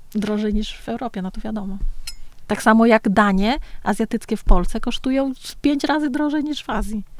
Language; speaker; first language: Polish; early bilingual, other home language; Vietnamese